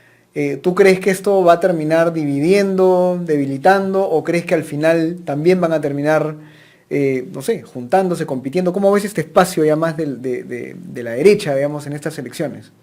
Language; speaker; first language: Spanish; native; Spanish